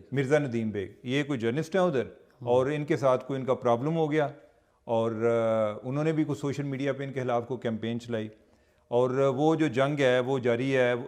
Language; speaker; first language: Urdu; non-native, local second language; Punjabi